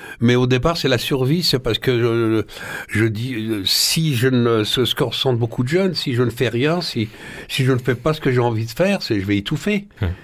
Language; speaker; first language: French; early bilingual, other home language; Arabic